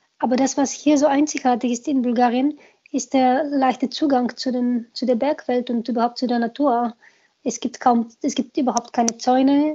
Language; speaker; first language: German; non-native, fluent; Bulgarian